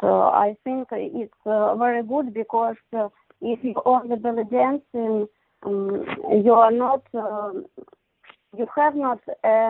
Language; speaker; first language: English; non-native, learner; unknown